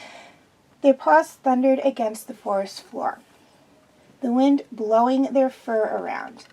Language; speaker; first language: English; native; English